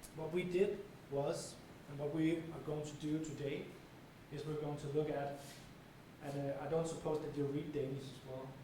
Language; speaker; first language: English; non-native, fluent; Danish